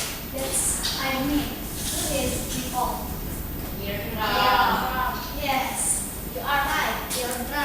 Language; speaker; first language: English; non-native, learner; Indonesian